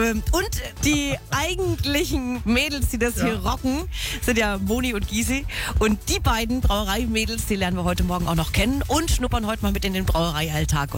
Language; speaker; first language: German; native; German